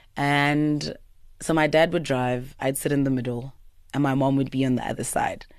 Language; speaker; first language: English; native; English